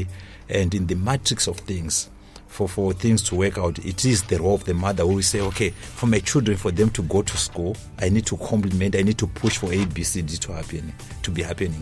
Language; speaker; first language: English; non-native, local second language; Shona